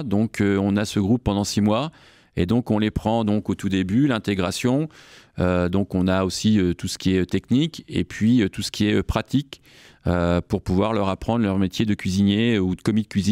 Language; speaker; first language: French; native; French